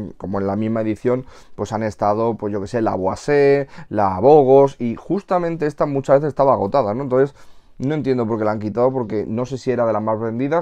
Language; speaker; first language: Spanish; native; Spanish